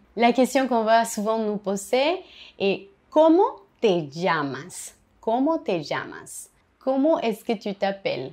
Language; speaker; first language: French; non-native, fluent; Spanish